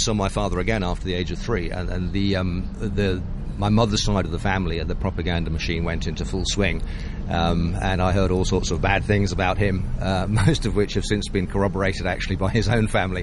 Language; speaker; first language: English; native; English